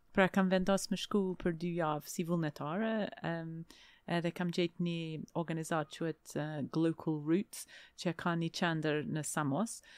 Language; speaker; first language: Albanian; non-native, fluent; English